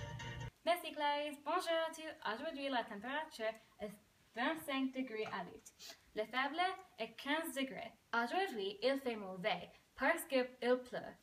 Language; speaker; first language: French; non-native, learner; English